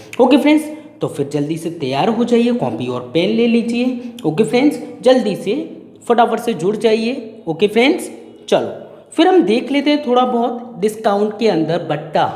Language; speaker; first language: Hindi; native; Hindi